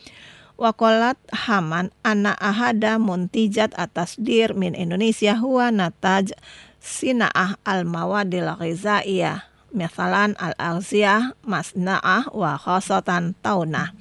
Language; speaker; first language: Arabic; non-native, fluent; Indonesian